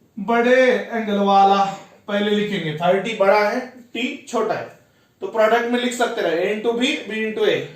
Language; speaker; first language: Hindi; non-native, local second language; Urdu